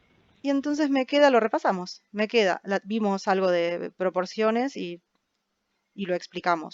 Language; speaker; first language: Spanish; native; Spanish